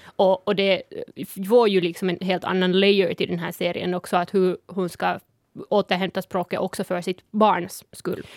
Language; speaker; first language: Swedish; non-native, fluent; Northern Sami